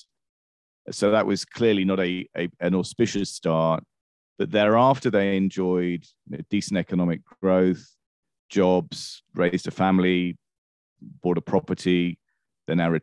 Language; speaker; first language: English; native; English